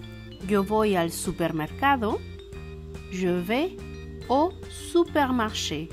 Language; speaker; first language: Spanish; non-native, fluent; French